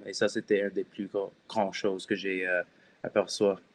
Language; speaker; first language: French; non-native, local second language; English